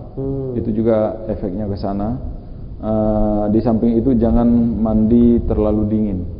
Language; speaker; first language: Malay; native; Malay